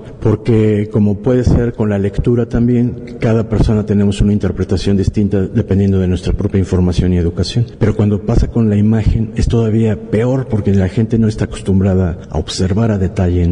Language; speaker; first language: Spanish; native; Spanish